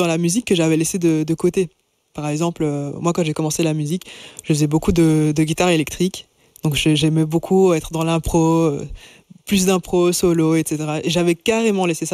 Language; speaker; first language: French; native; French